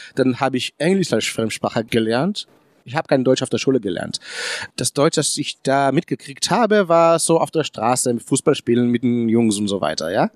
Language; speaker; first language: German; early bilingual, other home language; Hebrew